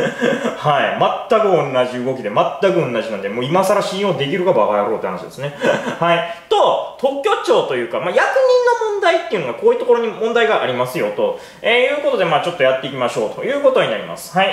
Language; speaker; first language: Japanese; native; Japanese